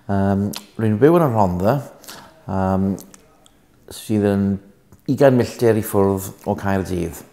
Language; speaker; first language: Welsh; non-native, local second language; English